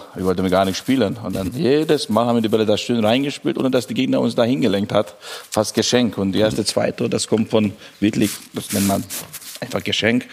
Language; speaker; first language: German; non-native, fluent; Hungarian